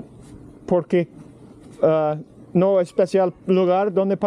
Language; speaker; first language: Spanish; non-native, learner; English